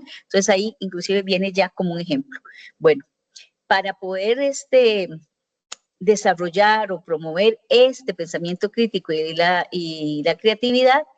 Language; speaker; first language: Spanish; native; Spanish